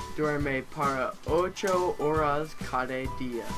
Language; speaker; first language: Spanish; non-native, learner; English